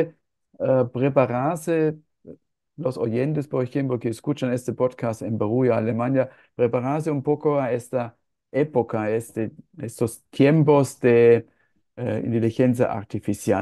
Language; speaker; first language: Spanish; non-native, fluent; German